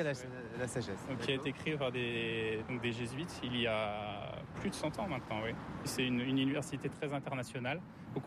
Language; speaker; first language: French; native; French